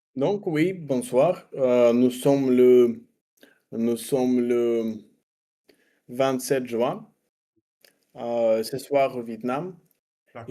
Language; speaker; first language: French; non-native, learner; Russian